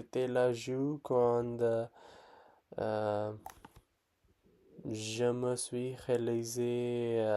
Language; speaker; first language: French; non-native, learner; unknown